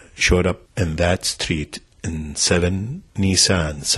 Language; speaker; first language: English; non-native, fluent; Arabic